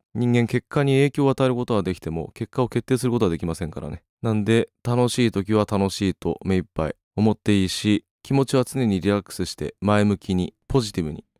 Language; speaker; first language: Japanese; native; Japanese